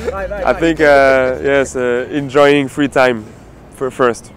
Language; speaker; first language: English; non-native, fluent; French